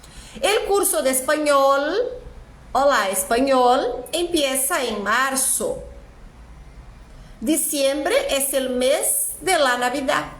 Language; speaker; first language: Spanish; non-native, fluent; Portuguese